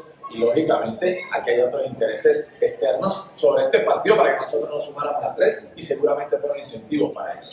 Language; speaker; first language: Spanish; native; Spanish